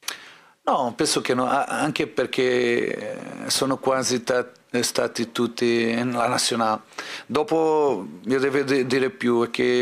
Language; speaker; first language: Italian; non-native, fluent; Portuguese